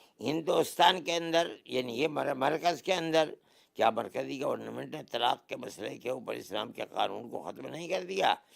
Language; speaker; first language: Urdu; native; Urdu